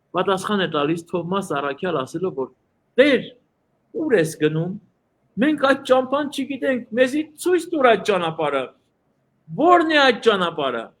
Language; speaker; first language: Armenian; early bilingual, heritage; Armenian